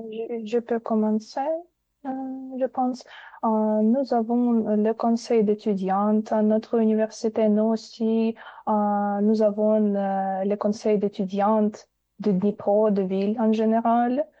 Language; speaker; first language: French; non-native, learner; Ukrainian